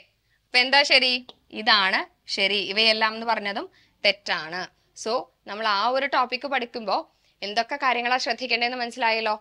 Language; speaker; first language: Malayalam; native; Malayalam